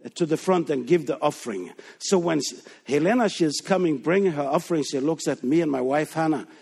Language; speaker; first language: English; non-native, fluent; Danish